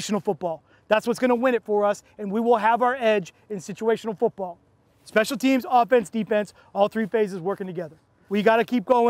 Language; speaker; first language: English; native; English